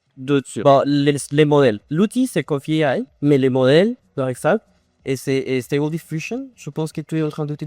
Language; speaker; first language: French; non-native, fluent; Spanish